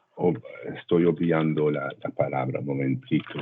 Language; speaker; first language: Spanish; non-native, learner; French